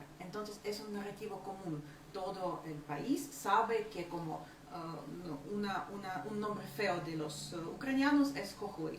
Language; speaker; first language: Spanish; non-native, fluent; Ukrainian